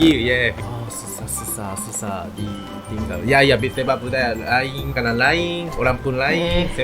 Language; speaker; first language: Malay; non-native, learner; Japanese